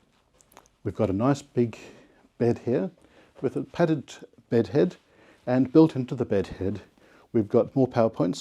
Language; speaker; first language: English; native; English